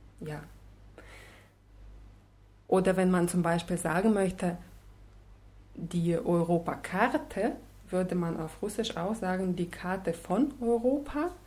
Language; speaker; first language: German; non-native, fluent; Russian